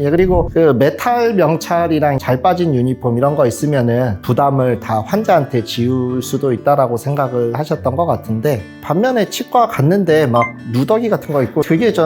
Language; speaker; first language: Korean; native; Korean